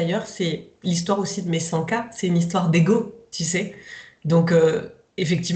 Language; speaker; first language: French; native; French